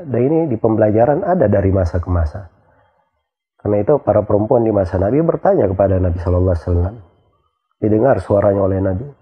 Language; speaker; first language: Indonesian; native; Indonesian